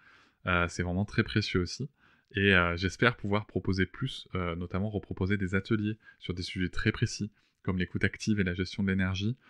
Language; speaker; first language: French; native; French